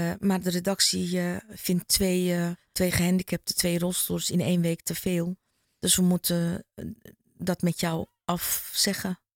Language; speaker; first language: Dutch; early bilingual, other home language; Turkish